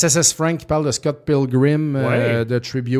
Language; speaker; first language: French; native; French